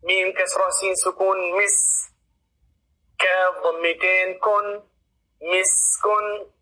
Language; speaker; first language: Arabic; non-native, fluent; Oromo